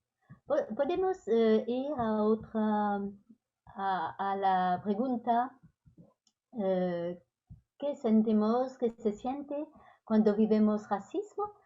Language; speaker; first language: Spanish; non-native, learner; French